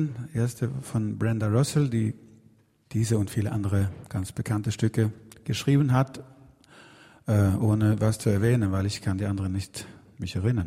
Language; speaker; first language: German; non-native, fluent; Swedish